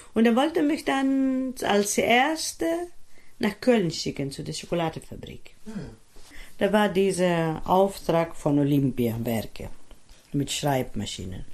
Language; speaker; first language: German; non-native, fluent; Greek